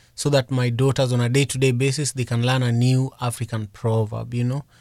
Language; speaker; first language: English; non-native, local second language; Luo (Kenya and Tanzania)